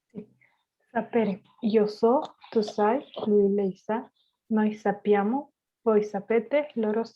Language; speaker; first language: Italian; non-native, learner; Spanish